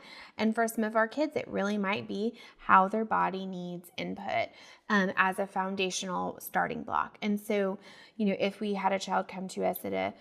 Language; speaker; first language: English; native; English